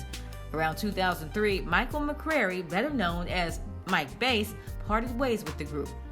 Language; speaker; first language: English; native; English